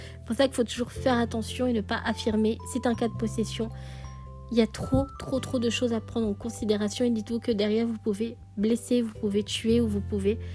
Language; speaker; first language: French; native; French